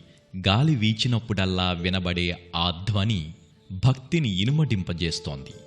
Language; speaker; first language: Telugu; native; Telugu